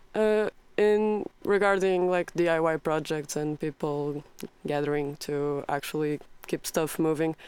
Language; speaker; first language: English; non-native, fluent; Portuguese